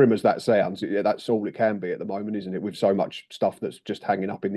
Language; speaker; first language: English; native; English